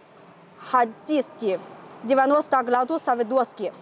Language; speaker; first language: Russian; non-native, learner; Chinese